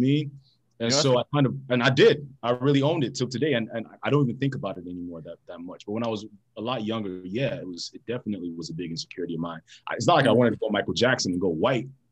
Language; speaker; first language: English; non-native, local second language; Yoruba